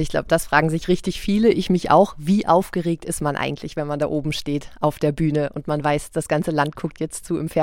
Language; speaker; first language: German; native; German